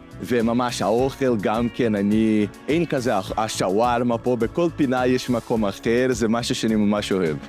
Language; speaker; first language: Hebrew; non-native, learner; Portuguese